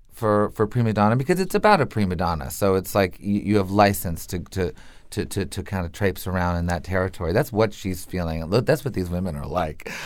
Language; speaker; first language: English; native; English